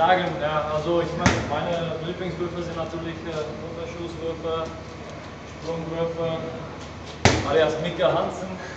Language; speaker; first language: German; non-native, fluent; Czech